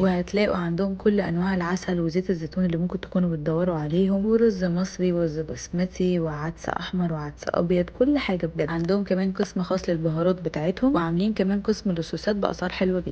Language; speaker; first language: Arabic; native; Arabic